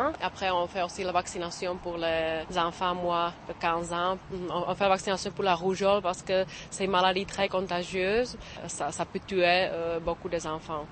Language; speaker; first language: French; non-native, fluent; Czech